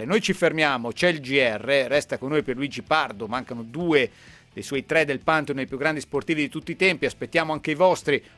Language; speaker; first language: Italian; native; Italian